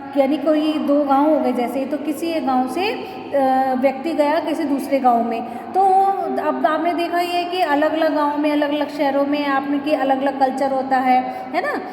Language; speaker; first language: Hindi; native; Hindi